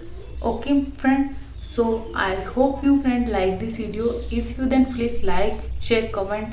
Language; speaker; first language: English; non-native, learner; Hindi